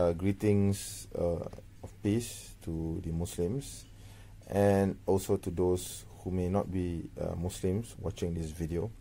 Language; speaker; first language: English; non-native, local second language; Malay